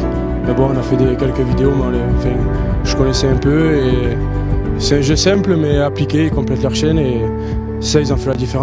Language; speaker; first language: French; native; French